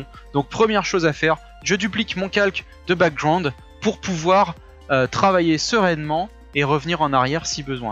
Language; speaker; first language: French; native; French